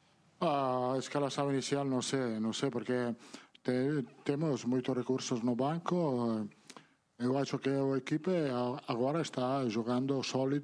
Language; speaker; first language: Portuguese; non-native, learner; Italian